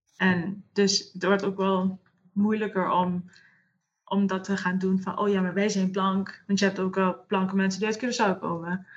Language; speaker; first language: Dutch; native; Dutch